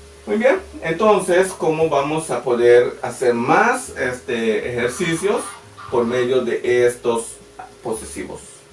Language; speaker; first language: Spanish; non-native, local second language; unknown